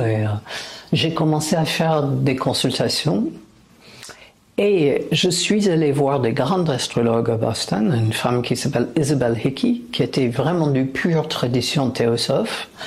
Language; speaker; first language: French; non-native, fluent; English